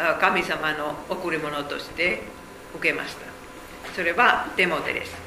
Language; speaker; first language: Japanese; non-native, fluent; Finnish